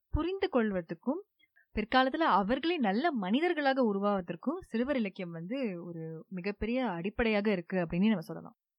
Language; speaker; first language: Tamil; native; Tamil